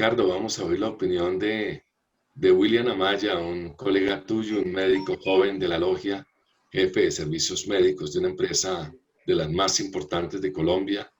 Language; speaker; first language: Spanish; native; Spanish